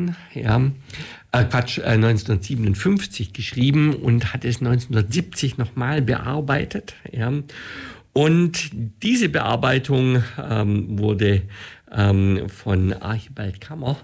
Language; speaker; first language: German; native; German